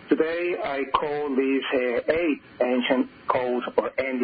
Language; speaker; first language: English; non-native, fluent; Spanish